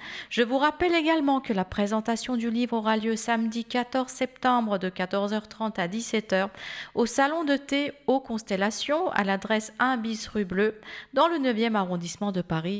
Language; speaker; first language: French; native; French